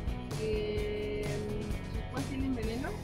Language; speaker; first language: Spanish; native; Spanish